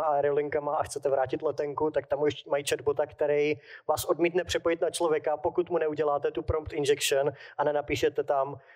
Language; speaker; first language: Czech; native; Czech